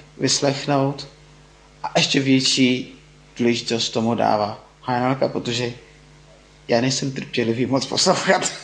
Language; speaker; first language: Czech; non-native, fluent; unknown